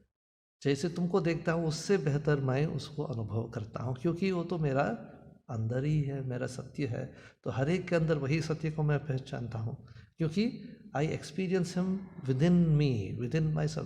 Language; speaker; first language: Hindi; non-native, local second language; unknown